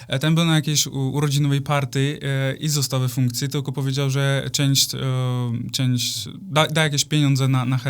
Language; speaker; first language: Polish; non-native, fluent; Czech